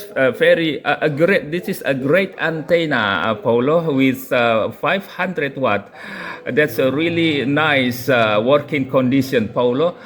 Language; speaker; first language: English; non-native, local second language; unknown